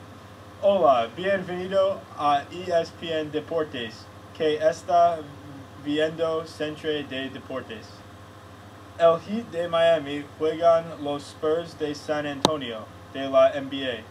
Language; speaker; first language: Spanish; non-native, learner; English